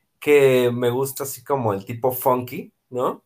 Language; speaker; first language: Spanish; native; Spanish